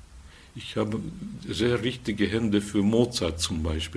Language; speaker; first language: German; non-native, fluent; Hungarian